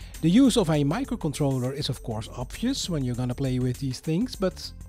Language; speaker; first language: English; non-native, fluent; Dutch